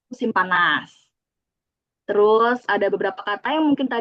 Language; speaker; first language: Indonesian; native; Indonesian